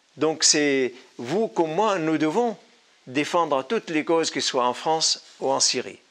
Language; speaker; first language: French; non-native, fluent; Arabic